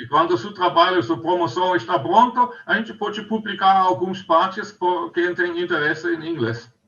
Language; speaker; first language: Portuguese; non-native, learner; German